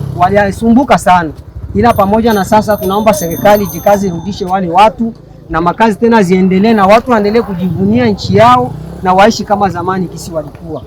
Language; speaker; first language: Swahili; native; Swahili